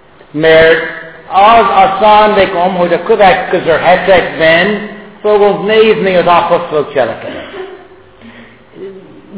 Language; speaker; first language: Hungarian; non-native, fluent; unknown